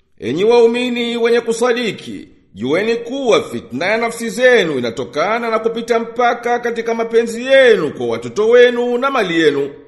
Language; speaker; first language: Swahili; native; Swahili